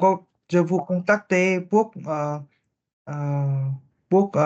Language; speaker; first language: French; non-native, learner; Vietnamese